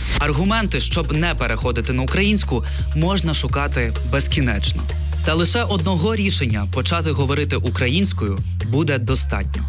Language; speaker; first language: Ukrainian; non-native, local second language; Russian